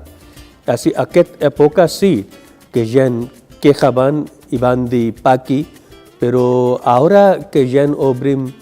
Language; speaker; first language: Catalan; non-native, learner; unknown